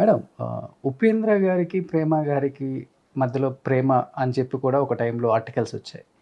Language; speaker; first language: Telugu; native; Telugu